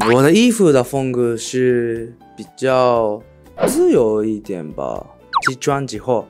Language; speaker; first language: Chinese; non-native, learner; Japanese